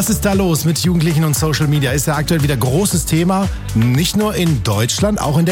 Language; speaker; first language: German; native; German